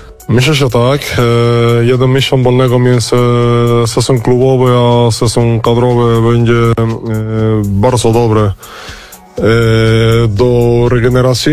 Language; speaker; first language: Polish; non-native, fluent; Spanish